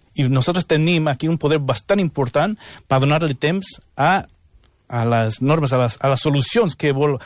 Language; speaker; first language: Catalan; non-native, fluent; English